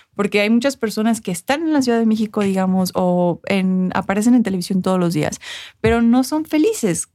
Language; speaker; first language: Spanish; early bilingual, heritage; Spanish